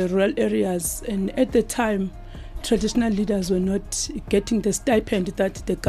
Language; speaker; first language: English; non-native, local second language; Xhosa